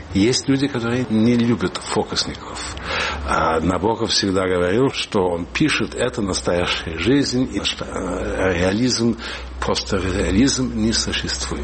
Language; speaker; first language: Russian; early bilingual, heritage; Russian